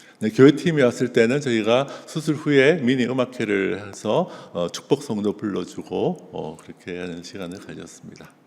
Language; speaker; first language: Korean; native; Korean